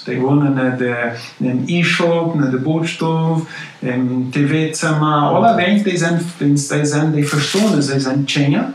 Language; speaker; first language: German; non-native, local second language; Plautdietsch